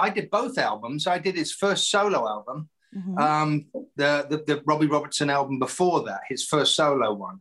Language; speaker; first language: English; native; English